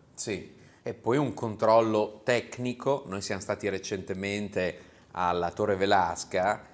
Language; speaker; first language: Italian; native; Italian